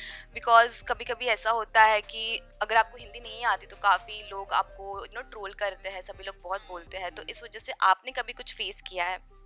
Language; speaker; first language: Hindi; native; Hindi